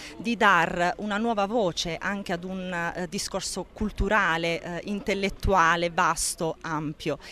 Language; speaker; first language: Italian; native; Italian